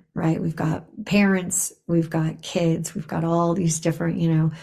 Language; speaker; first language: English; native; English